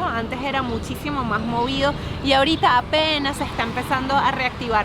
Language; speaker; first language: Spanish; native; Spanish